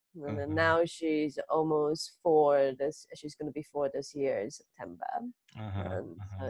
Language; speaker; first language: English; early bilingual, other home language; Chinese